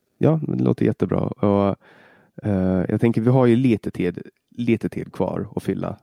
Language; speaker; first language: Swedish; native; Swedish